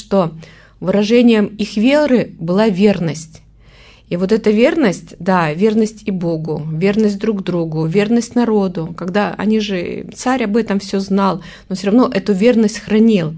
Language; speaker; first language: Russian; native; Russian